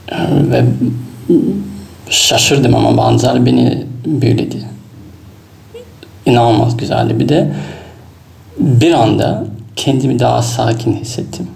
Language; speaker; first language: Turkish; non-native, fluent; Russian